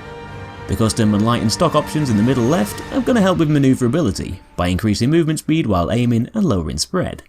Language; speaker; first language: English; native; English